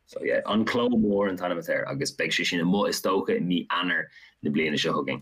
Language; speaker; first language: Irish; non-native, local second language; English